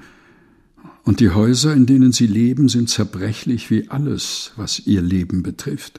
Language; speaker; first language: German; non-native, fluent; Portuguese